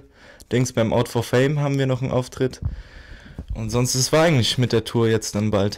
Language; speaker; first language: German; native; German